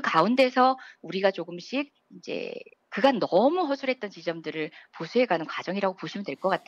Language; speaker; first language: Korean; native; Korean